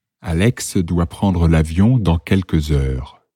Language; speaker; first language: French; non-native, learner; Russian